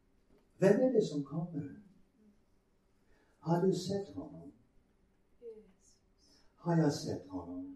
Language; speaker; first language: Swedish; non-native, fluent; English